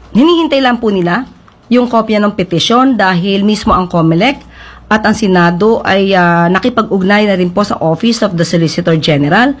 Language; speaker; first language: Filipino; native; Filipino